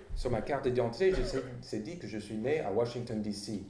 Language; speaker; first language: French; non-native, fluent; English